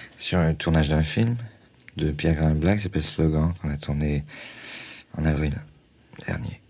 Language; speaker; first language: French; native; French